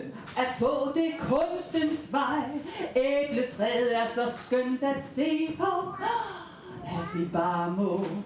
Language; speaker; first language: Danish; native; Danish